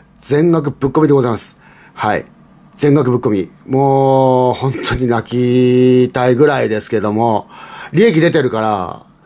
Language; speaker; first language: Japanese; native; Japanese